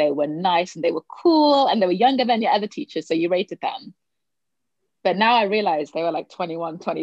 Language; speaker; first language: English; native; English